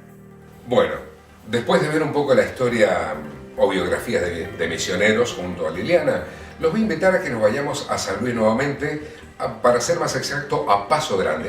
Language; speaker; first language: Spanish; native; Spanish